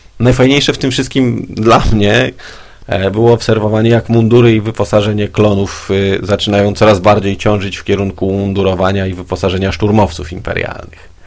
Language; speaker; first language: Polish; native; Polish